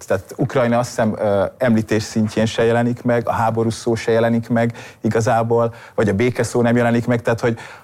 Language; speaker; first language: Hungarian; native; Hungarian